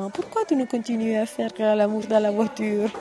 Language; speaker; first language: French; non-native, fluent; Italian